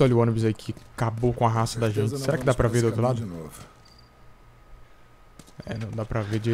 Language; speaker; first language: Portuguese; native; Portuguese